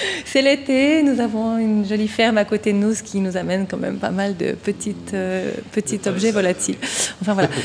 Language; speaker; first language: French; native; French